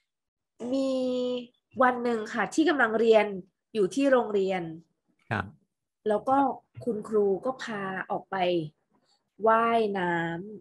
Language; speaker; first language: Thai; native; Thai